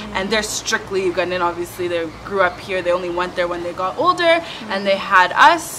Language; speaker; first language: English; native; English